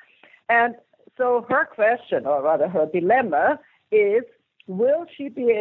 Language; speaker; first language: English; non-native, fluent; German